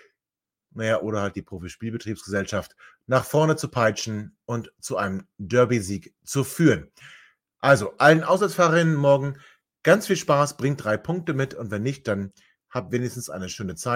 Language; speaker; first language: German; native; German